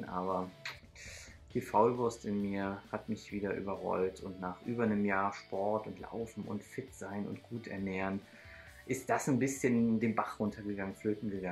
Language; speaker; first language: German; native; German